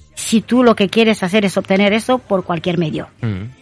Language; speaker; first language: Spanish; non-native, fluent; Romanian